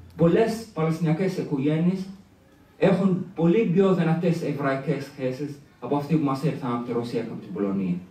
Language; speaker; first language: Greek; early bilingual, other home language; Arabic